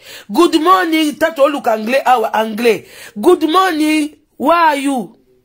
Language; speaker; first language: English; non-native, learner; Lingala